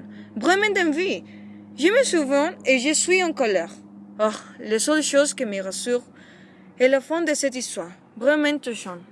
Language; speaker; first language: French; non-native, learner; Spanish